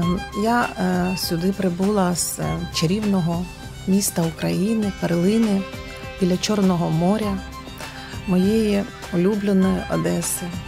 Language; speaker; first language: Ukrainian; non-native, local second language; Russian